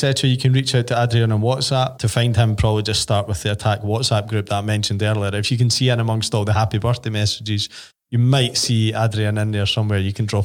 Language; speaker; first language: English; native; English